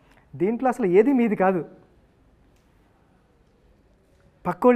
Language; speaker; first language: Telugu; native; Telugu